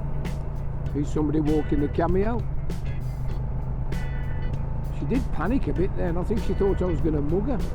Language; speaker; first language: English; native; English